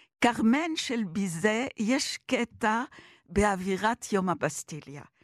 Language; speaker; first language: Hebrew; non-native, fluent; French